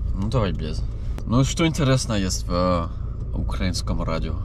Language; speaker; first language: Russian; non-native, learner; French